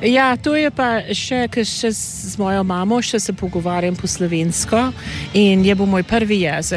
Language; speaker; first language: Slovenian; early bilingual, heritage; Slovenian